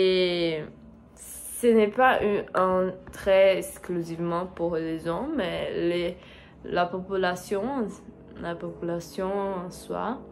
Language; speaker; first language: French; non-native, learner; Portuguese